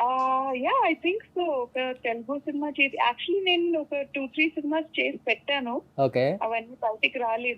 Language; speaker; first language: Telugu; non-native, local second language; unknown